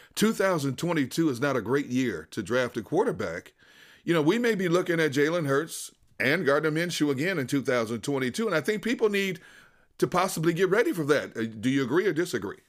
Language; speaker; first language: English; native; English